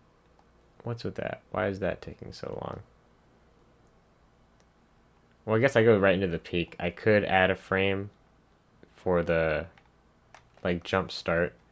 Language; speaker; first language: English; native; English